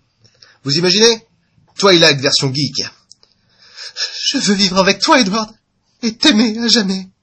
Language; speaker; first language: French; native; French